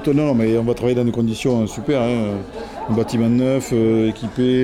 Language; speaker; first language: French; native; French